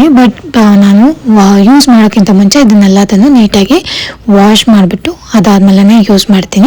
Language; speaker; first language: Kannada; native; Kannada